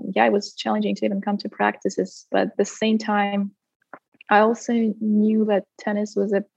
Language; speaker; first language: English; non-native, fluent; Russian